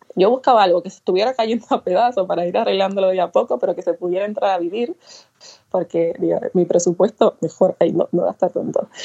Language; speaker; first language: Spanish; native; Spanish